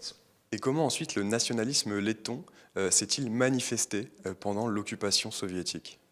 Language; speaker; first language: French; native; French